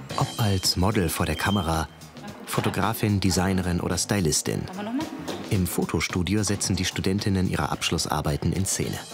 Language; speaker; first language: German; native; German